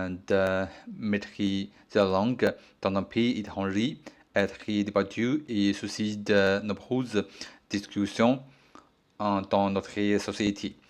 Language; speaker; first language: French; non-native, learner; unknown